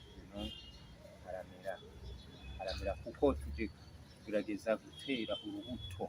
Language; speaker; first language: Rundi; early bilingual, heritage; Rundi